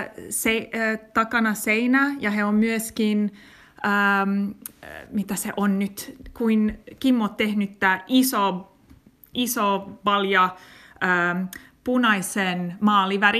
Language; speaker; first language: Finnish; non-native, learner; English